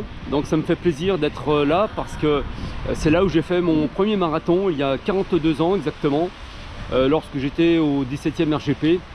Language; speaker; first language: French; native; French